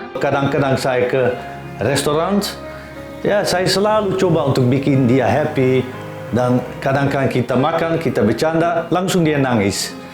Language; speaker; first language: Indonesian; non-native, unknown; Dutch